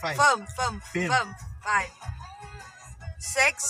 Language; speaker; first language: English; non-native, local second language; Filipino